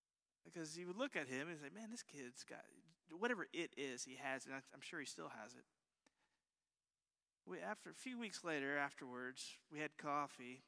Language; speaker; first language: English; native; English